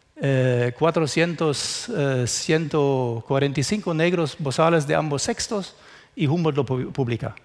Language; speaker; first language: Spanish; non-native, fluent; German